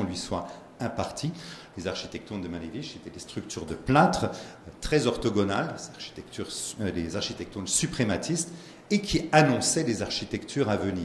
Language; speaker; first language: French; native; French